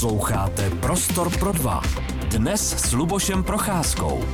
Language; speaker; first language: Czech; native; Czech